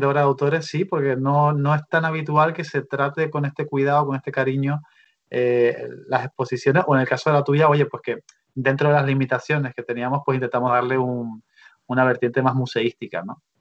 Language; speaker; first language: Spanish; native; Spanish